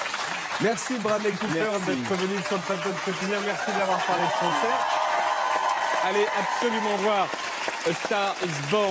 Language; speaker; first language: French; native; French